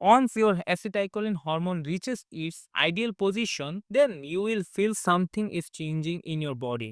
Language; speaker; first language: English; non-native, fluent; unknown